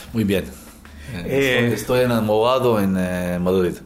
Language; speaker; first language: Spanish; non-native, learner; Hebrew